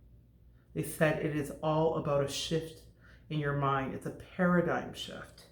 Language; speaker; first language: English; native; English